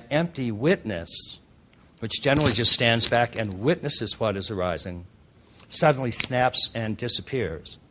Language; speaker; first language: English; native; English